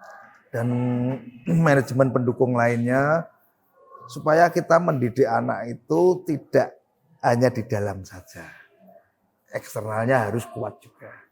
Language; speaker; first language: Indonesian; native; Indonesian